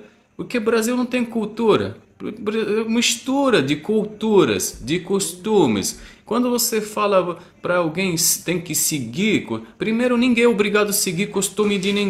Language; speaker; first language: Portuguese; non-native, fluent; Arabic